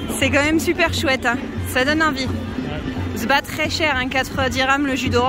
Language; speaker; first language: French; native; French